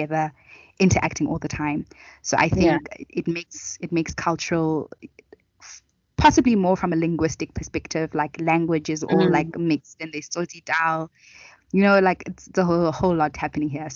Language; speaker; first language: English; non-native, local second language; Tswana